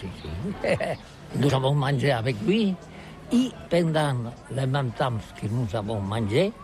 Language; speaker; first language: French; non-native, learner; Catalan